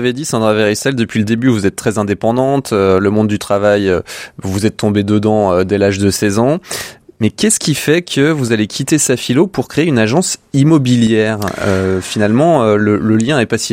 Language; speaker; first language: French; native; French